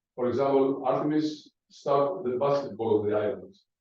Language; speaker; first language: English; non-native, learner; Greek